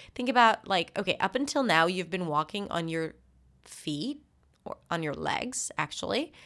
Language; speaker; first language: English; non-native, fluent; Hebrew